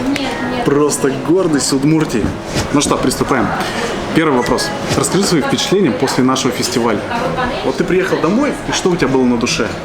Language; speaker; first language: Russian; native; Russian